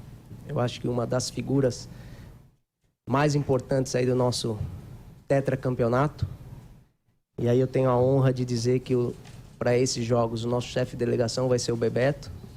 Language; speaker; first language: Portuguese; native; Portuguese